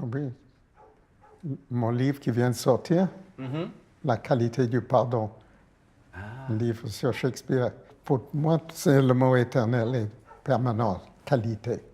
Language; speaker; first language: French; non-native, fluent; English